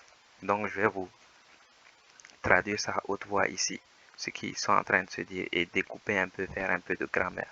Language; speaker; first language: French; native; French